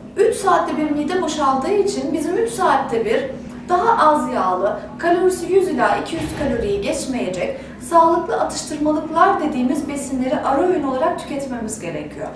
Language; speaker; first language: Turkish; native; Turkish